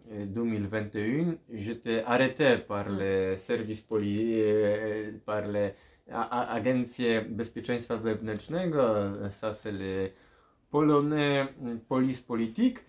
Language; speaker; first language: French; non-native, learner; Polish